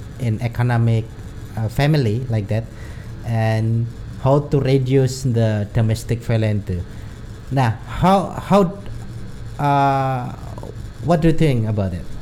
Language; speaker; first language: English; non-native, learner; Indonesian